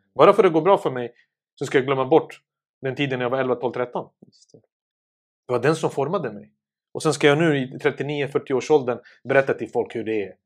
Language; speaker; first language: Swedish; early bilingual, other home language; Serbian